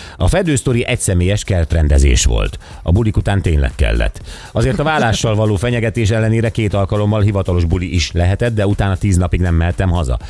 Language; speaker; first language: Hungarian; native; Hungarian